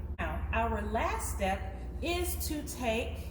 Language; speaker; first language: English; native; English